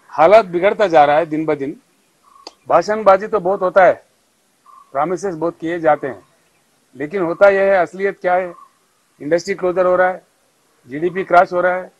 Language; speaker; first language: Hindi; non-native, local second language; Telugu